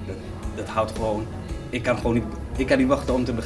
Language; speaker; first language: Dutch; non-native, fluent; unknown